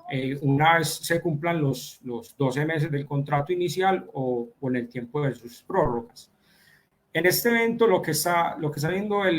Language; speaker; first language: Spanish; native; Spanish